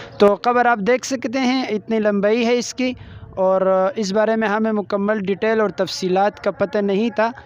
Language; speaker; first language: Urdu; non-native, local second language; Pashto